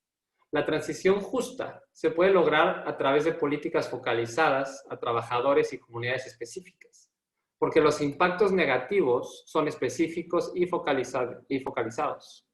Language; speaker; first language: Spanish; native; Spanish